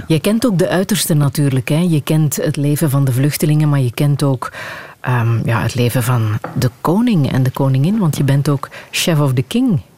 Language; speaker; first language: Dutch; native; Dutch